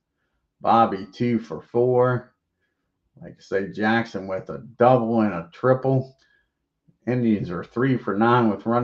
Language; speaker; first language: English; native; English